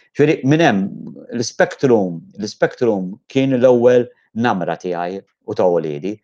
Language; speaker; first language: Maltese; native; Maltese